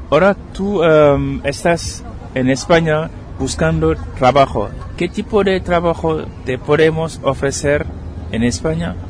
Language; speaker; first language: Spanish; non-native, fluent; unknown